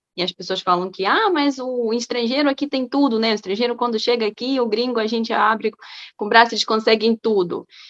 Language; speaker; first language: Portuguese; non-native, fluent; Ukrainian